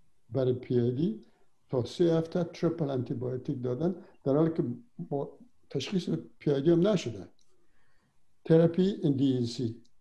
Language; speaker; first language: English; non-native, fluent; Persian